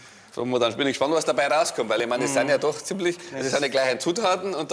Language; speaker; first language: German; native; German